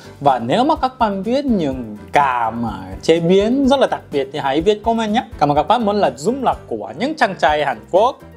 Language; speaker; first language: Vietnamese; non-native, fluent; Korean